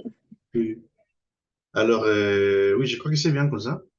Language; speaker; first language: French; non-native, learner; Spanish